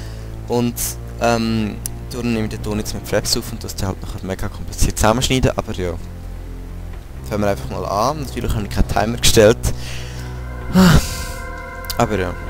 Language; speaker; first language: German; native; German